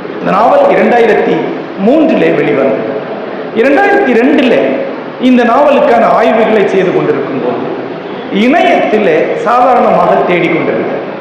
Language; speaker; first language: Tamil; non-native, local second language; Malayalam